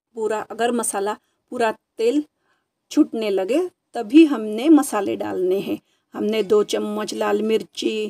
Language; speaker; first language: Hindi; non-native, local second language; Marathi